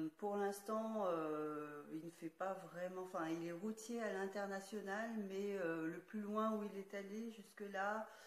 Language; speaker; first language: French; native; French